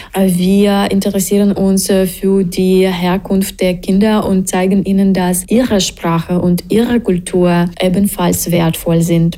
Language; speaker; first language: German; native; German